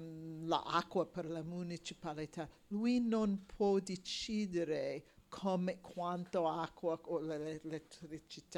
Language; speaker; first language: Italian; non-native, learner; English